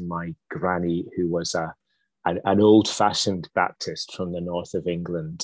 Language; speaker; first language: English; native; English